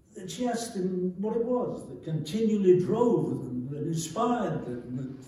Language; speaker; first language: English; native; English